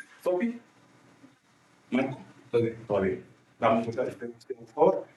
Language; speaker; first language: Spanish; native; Spanish